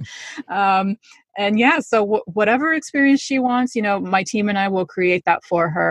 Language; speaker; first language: English; native; English